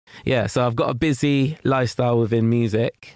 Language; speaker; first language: English; native; English